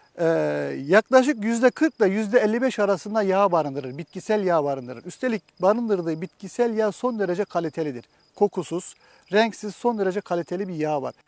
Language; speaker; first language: Turkish; native; Turkish